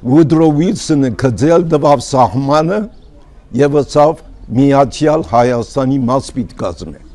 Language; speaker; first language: Armenian; early bilingual, heritage; Armenian